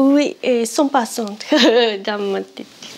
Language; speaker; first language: French; non-native, learner; Japanese